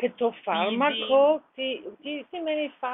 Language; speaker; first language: Greek; non-native, learner; German